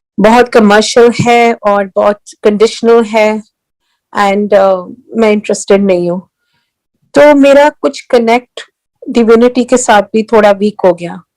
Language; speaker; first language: Hindi; early bilingual, heritage; Hindi